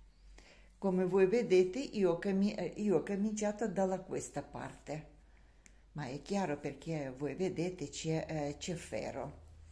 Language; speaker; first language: Italian; non-native, learner; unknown